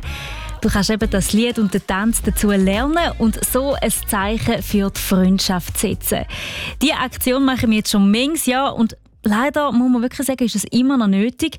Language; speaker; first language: German; native; German